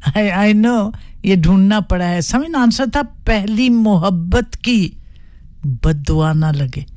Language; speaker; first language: Urdu; early bilingual, heritage; Urdu